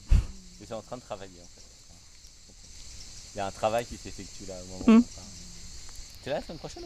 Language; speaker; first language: French; native; French